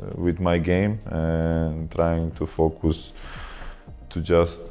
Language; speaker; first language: English; non-native, fluent; Croatian